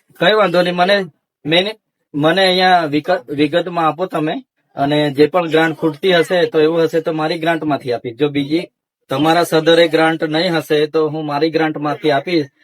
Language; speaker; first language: Gujarati; non-native, local second language; Vasavi